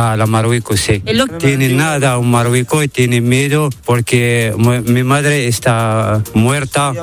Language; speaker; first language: Spanish; non-native, learner; Arabic